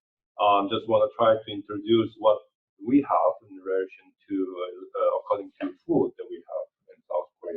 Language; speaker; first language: English; non-native, fluent; Korean